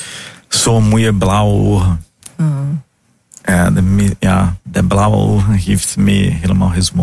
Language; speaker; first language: Dutch; non-native, fluent; Portuguese